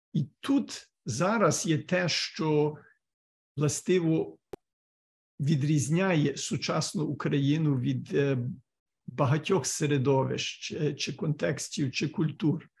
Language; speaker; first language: Ukrainian; early bilingual, heritage; Ukrainian